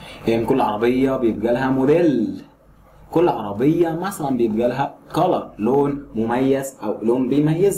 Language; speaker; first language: Arabic; native; Arabic